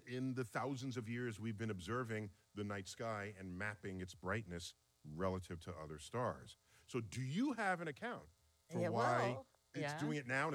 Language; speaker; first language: English; native; English